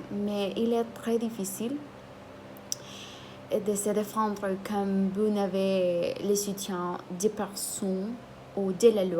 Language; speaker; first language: French; non-native, learner; Spanish